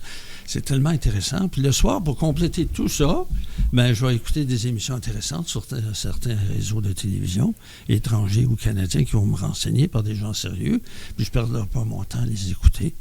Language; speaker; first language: French; native; French